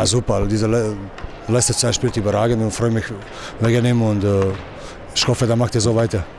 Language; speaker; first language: German; non-native, learner; Croatian